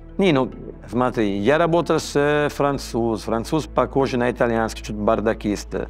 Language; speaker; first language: Russian; non-native, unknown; Italian